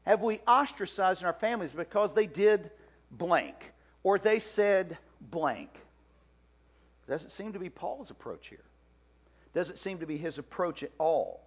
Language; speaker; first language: English; native; English